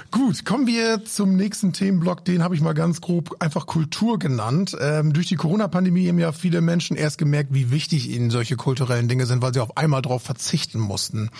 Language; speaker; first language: German; native; German